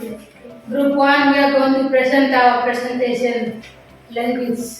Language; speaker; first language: English; non-native, learner; Indonesian